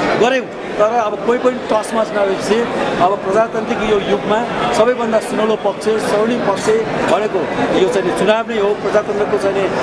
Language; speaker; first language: Nepali; native; Nepali